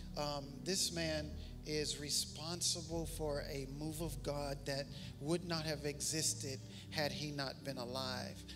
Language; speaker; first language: English; native; English